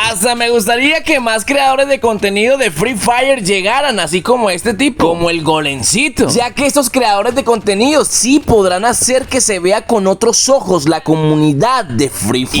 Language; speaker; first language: Spanish; native; Spanish